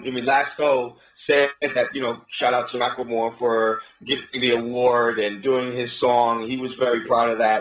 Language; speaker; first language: English; native; English